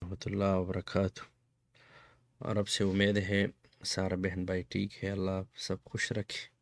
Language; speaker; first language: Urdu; non-native, local second language; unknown